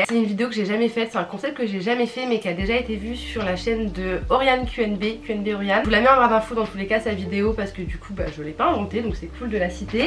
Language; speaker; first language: French; native; French